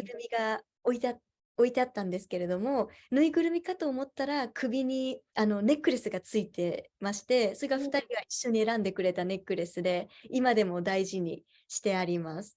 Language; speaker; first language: Japanese; native; Japanese